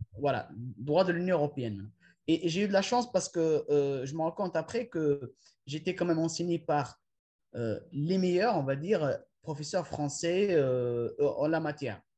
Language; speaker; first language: French; non-native, local second language; Arabic